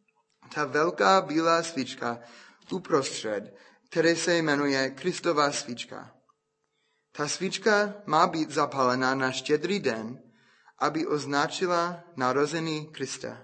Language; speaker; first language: Czech; non-native, fluent; English